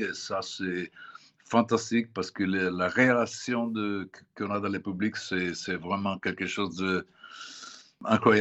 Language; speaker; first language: French; non-native, fluent; Italian